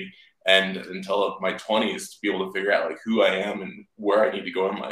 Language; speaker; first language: English; native; English